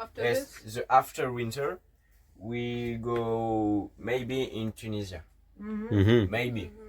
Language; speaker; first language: English; non-native, learner; French